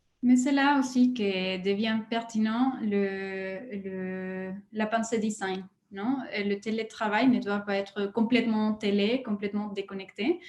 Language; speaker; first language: French; non-native, fluent; Spanish